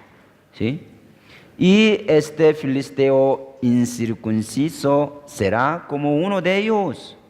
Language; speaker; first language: Spanish; non-native, fluent; Korean